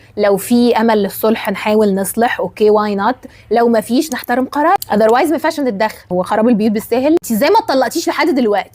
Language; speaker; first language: Arabic; native; Arabic